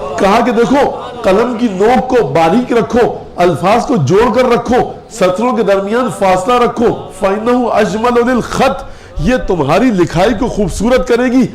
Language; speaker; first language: Urdu; native; Urdu